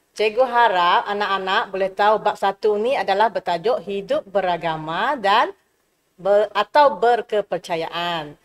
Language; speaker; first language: Malay; non-native, local second language; Chinese